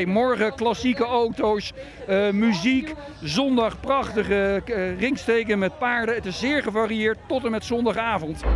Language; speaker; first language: Dutch; native; Dutch